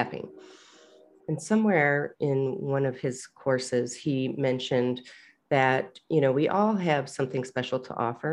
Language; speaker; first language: English; native; English